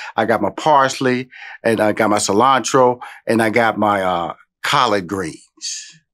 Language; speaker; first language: English; native; English